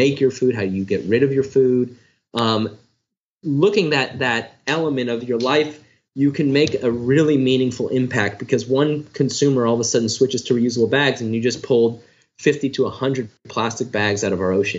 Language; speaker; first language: English; native; English